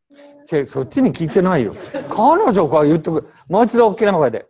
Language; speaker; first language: Japanese; native; Japanese